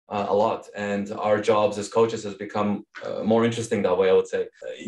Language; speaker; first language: English; early bilingual, other home language; Serbian